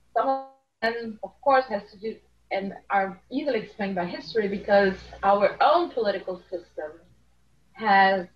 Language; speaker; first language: English; non-native, fluent; Portuguese